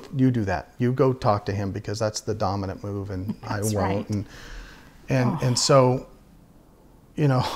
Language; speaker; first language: English; native; English